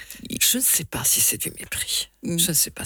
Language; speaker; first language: French; native; French